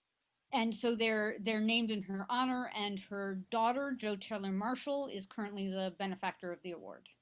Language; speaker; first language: English; native; English